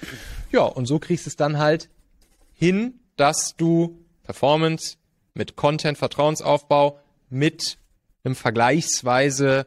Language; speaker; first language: German; native; German